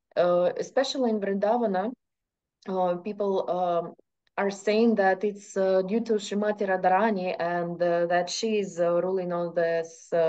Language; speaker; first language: English; non-native, fluent; Russian